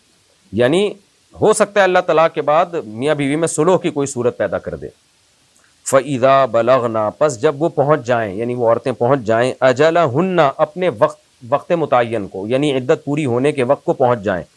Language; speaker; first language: Urdu; native; Urdu